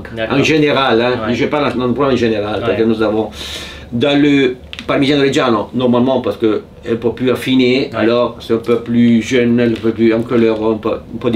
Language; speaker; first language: French; non-native, fluent; Italian